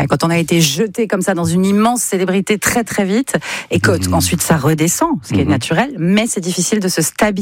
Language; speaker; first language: French; native; French